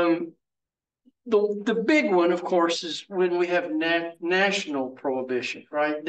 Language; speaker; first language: English; native; English